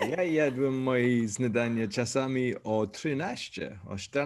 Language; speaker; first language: Polish; non-native, learner; English